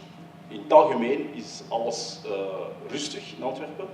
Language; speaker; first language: Dutch; early bilingual, other home language; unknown